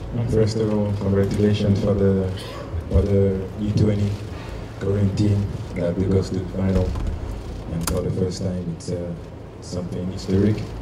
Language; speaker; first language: English; non-native, fluent; French